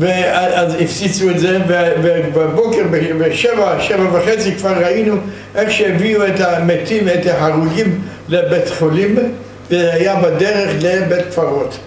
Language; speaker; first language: Hebrew; non-native, fluent; Yiddish